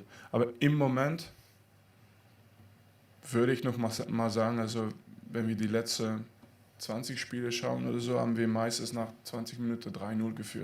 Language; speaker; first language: German; non-native, fluent; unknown